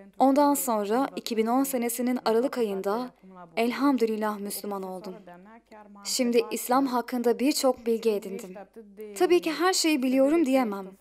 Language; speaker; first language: Turkish; non-native, fluent; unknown